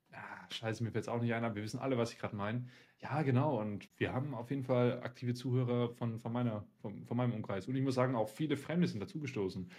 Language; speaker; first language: German; early bilingual, other home language; Russian